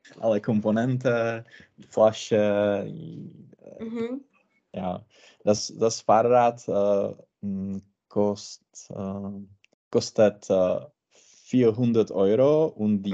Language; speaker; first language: German; non-native, learner; Czech